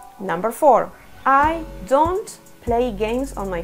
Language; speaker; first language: English; non-native, fluent; Spanish